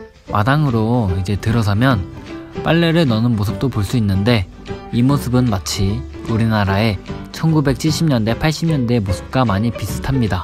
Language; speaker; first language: Korean; native; Korean